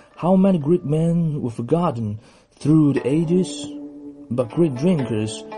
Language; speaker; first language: English; non-native, fluent; Chinese